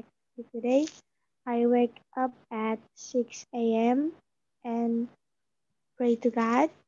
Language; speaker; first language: English; non-native, learner; Indonesian